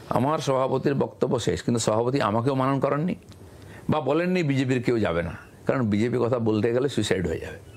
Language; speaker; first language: Bangla; native; Bangla